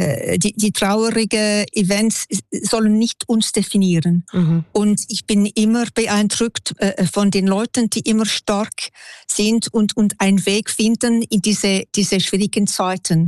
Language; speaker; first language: German; non-native, fluent; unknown